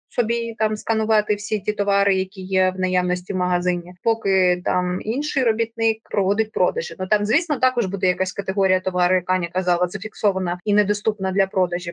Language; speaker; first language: Ukrainian; non-native, local second language; Russian